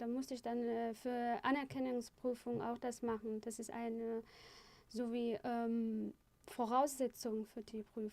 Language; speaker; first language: German; non-native, fluent; Arabic